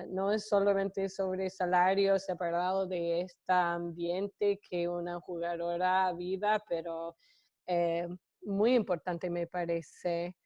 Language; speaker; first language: Spanish; non-native, fluent; English